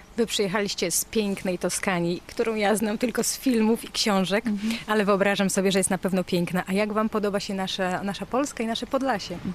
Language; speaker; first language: Polish; native; Polish